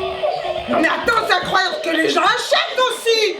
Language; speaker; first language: French; native; French